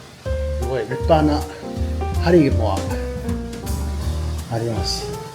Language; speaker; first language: Japanese; non-native, learner; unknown